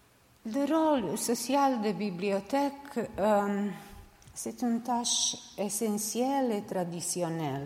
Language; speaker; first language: French; non-native, learner; Serbian